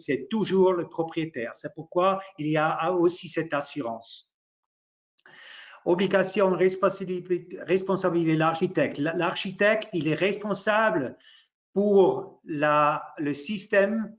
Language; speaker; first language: French; non-native, local second language; German